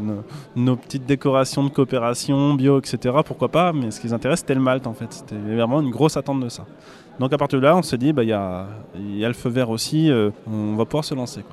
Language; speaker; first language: French; native; French